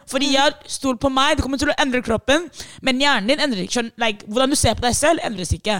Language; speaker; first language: Norwegian; non-native, fluent; English